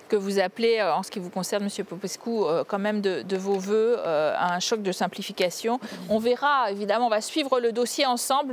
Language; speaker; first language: French; native; French